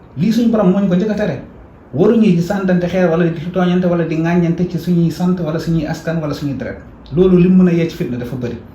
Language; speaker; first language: Wolof; non-native, local second language; Fula